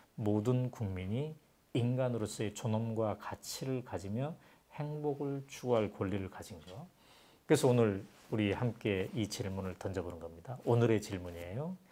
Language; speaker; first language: Korean; native; Korean